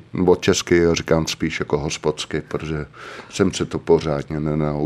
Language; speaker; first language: Czech; non-native, fluent; Dutch